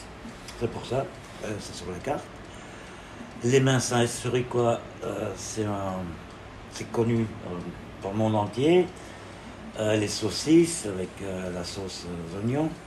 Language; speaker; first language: French; non-native, local second language; German